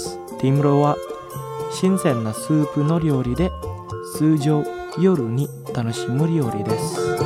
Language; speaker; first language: Japanese; non-native, fluent; Indonesian